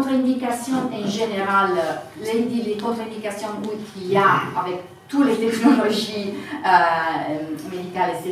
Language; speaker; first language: French; non-native, fluent; Italian